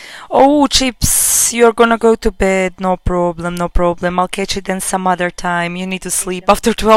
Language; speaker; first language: English; non-native, fluent; Croatian